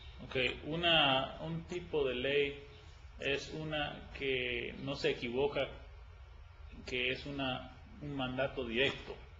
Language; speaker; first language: Spanish; early bilingual, heritage; Spanish